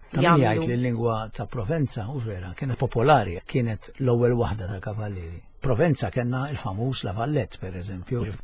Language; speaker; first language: Maltese; native; Maltese